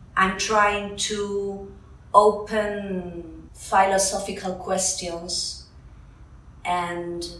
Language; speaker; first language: English; non-native, fluent; Spanish